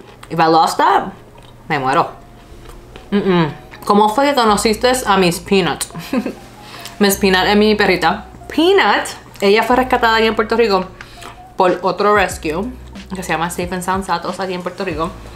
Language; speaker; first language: Spanish; early bilingual, other home language; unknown